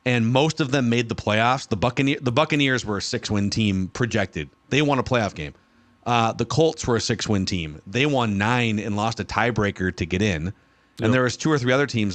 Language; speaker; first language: English; native; English